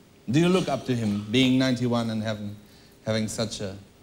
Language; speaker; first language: English; non-native, fluent; Portuguese